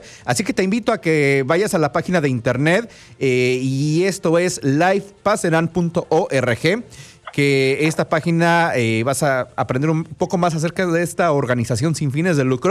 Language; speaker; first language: Spanish; native; Spanish